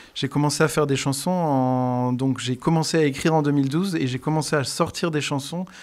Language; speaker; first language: French; native; French